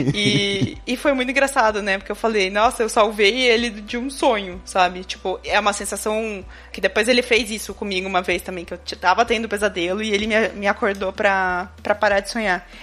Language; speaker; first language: Portuguese; native; Portuguese